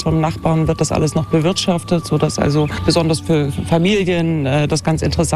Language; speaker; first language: German; native; German